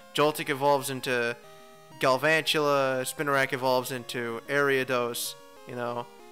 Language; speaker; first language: English; native; English